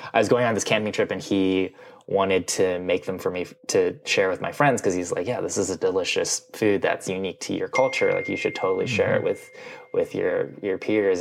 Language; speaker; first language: English; native; English